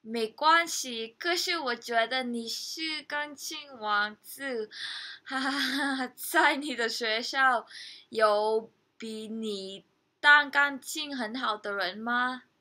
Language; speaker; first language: Chinese; non-native, learner; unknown